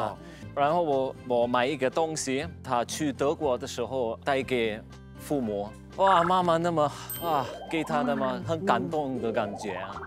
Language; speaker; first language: Chinese; non-native, fluent; German